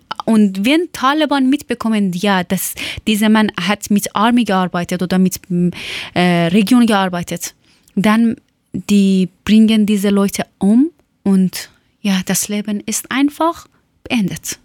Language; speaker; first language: German; non-native, learner; Persian